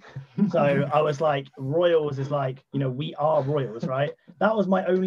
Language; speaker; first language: English; native; English